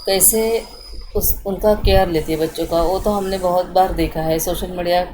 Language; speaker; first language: Hindi; non-native, local second language; Marathi